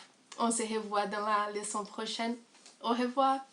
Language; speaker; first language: French; non-native, fluent; Portuguese